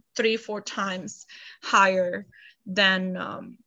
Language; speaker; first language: English; non-native, fluent; Spanish